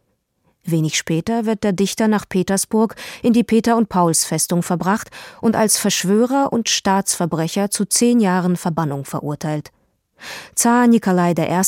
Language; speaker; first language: German; native; German